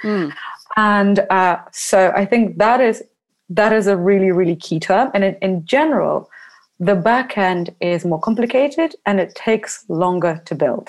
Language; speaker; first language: English; early bilingual, other home language; Russian